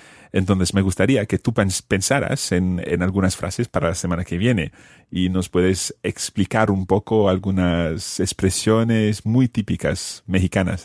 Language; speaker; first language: Spanish; non-native, fluent; English